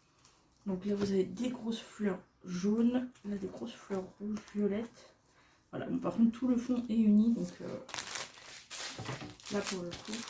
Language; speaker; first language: French; native; French